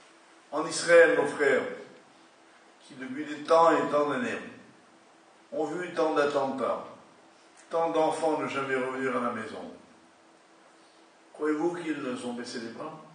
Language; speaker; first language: French; native; French